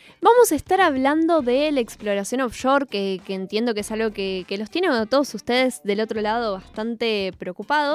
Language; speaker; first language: Spanish; native; Spanish